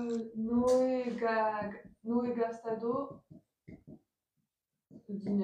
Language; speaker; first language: Spanish; non-native, learner; French